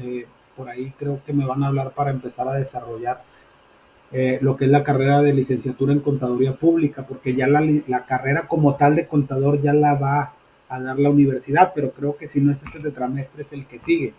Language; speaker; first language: Spanish; native; Spanish